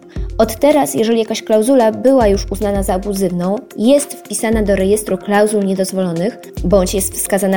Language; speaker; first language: Polish; native; Polish